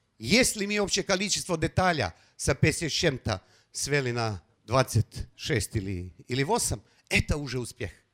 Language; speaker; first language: Russian; non-native, fluent; Slovenian